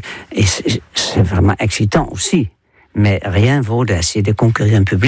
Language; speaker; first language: French; non-native, fluent; Dutch